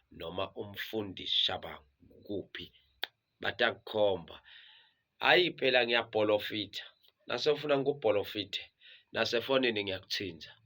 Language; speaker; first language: Zulu; non-native, local second language; Swati